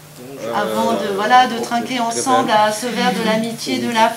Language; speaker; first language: French; native; French